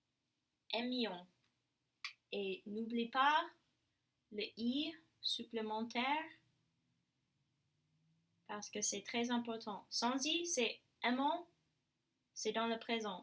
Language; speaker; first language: French; non-native, learner; English